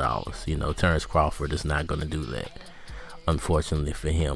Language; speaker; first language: English; native; English